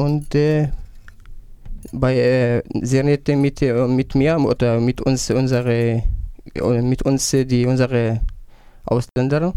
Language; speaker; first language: German; non-native, learner; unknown